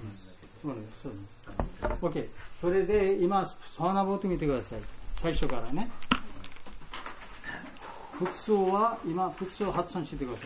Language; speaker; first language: Japanese; non-native, learner; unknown